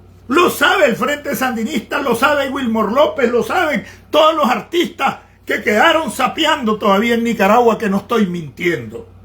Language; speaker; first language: Spanish; native; Spanish